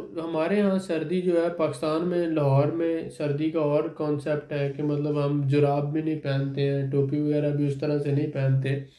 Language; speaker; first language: Urdu; non-native, local second language; Punjabi